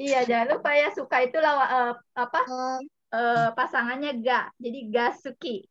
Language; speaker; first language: Indonesian; native; Indonesian